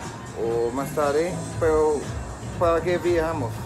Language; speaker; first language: Spanish; non-native, learner; English